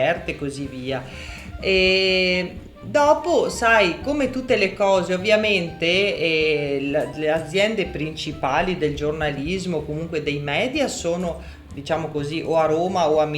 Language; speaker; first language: Italian; native; Italian